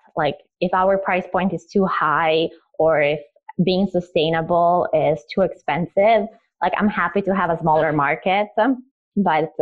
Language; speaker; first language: English; early bilingual, other home language; Italian